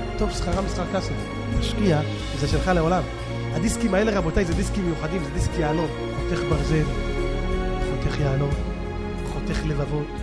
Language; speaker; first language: Hebrew; native; Hebrew